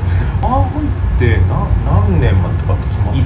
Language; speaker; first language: Japanese; native; Japanese